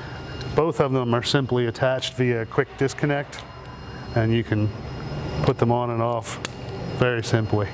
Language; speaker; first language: English; native; English